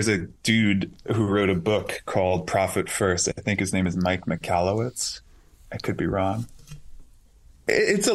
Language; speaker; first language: English; native; English